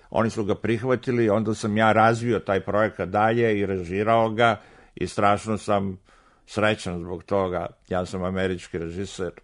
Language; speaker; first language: Serbian; native; Serbian